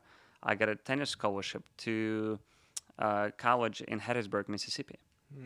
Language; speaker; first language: English; non-native, fluent; Russian